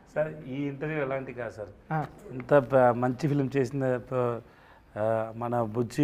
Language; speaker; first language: Telugu; non-native, learner; Tamil